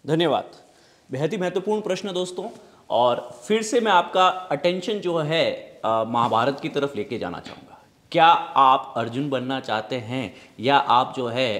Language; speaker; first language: Hindi; native; Hindi